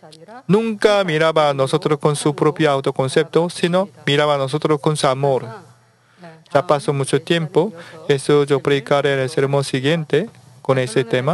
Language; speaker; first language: Spanish; non-native, learner; Korean